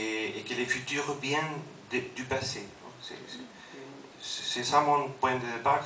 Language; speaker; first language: French; non-native, fluent; Spanish